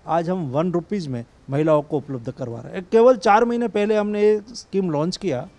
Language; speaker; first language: Hindi; non-native, local second language; Gujarati